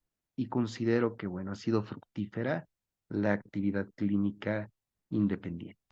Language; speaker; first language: Spanish; native; Spanish